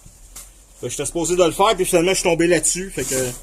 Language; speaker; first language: French; native; French